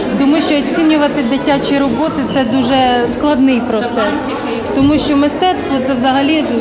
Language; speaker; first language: Ukrainian; native; Ukrainian